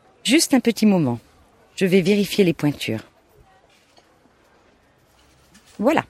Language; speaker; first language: French; native; French